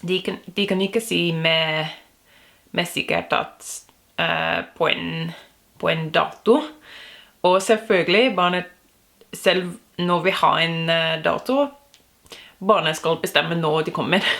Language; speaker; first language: Norwegian; non-native, learner; English